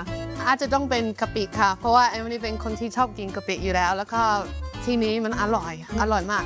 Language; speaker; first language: Thai; non-native, fluent; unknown